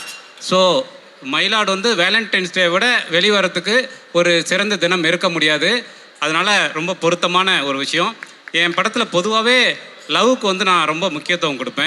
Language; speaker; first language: Tamil; native; Tamil